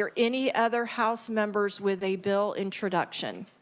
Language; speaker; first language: English; native; English